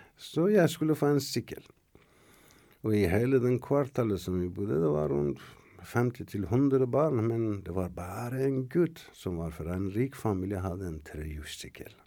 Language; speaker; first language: Norwegian; non-native, fluent; Persian